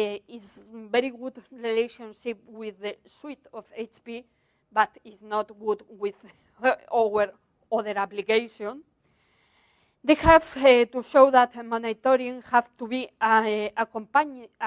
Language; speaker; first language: English; non-native, learner; Spanish